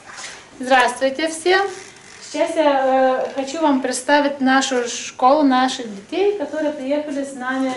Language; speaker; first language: Russian; non-native, local second language; Lithuanian